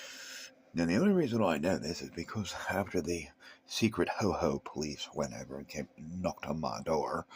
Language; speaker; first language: English; native; English